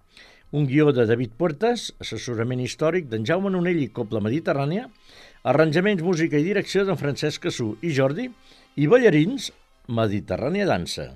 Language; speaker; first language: Catalan; native; Catalan